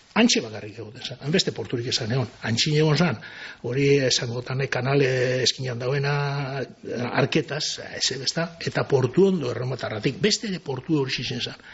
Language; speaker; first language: Basque; native; Basque